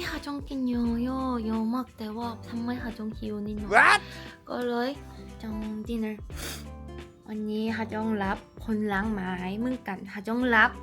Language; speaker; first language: Thai; non-native, learner; Korean